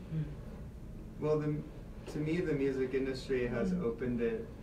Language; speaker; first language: English; native; English